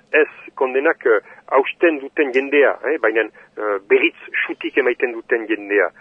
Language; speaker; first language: Basque; non-native, local second language; French